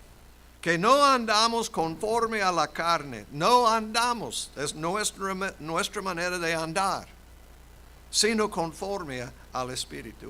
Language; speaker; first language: Spanish; non-native, fluent; English